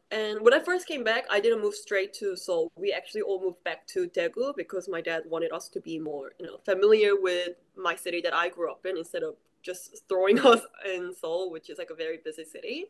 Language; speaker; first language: English; early bilingual, other home language; Korean